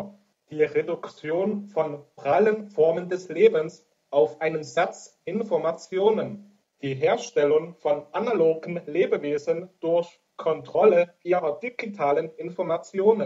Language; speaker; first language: German; native; German